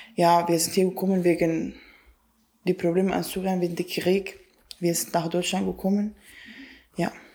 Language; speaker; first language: German; non-native, learner; Kurdish